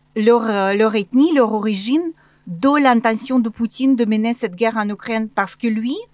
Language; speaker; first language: French; non-native, fluent; Russian